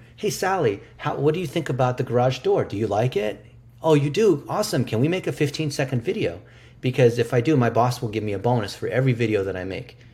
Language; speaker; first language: English; early bilingual, other home language; Chinese